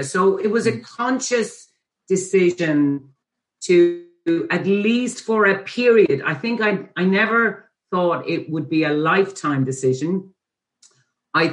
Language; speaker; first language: English; native; English